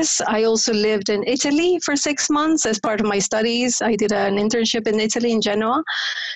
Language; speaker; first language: English; non-native, fluent; Spanish